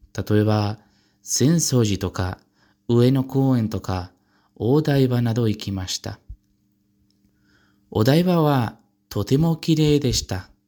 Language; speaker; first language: Japanese; non-native, learner; Spanish